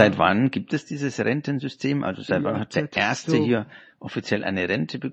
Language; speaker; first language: German; native; German